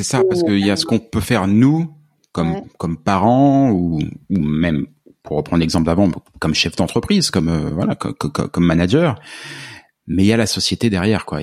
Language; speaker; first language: French; native; French